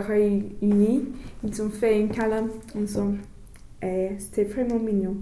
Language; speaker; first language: French; non-native, learner; English